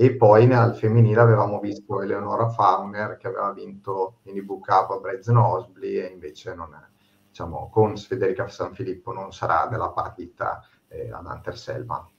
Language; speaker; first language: Italian; native; Italian